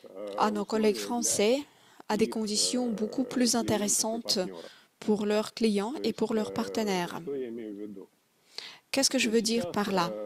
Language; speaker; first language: French; non-native, fluent; Russian